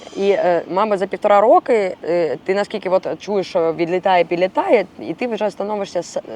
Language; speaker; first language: Ukrainian; non-native, local second language; Russian